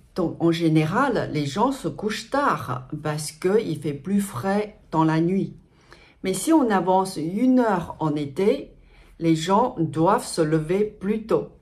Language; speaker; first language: French; non-native, fluent; Chinese